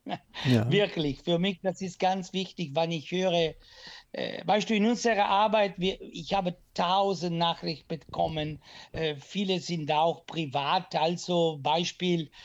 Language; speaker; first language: German; non-native, fluent; Italian